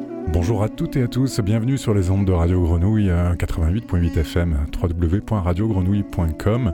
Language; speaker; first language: French; native; French